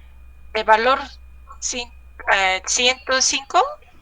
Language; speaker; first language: Spanish; non-native, learner; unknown